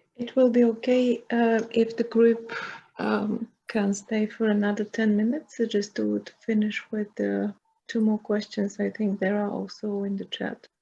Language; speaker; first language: English; non-native, fluent; Bulgarian